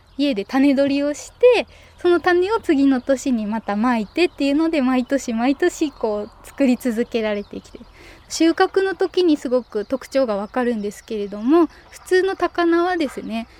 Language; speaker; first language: Japanese; native; Japanese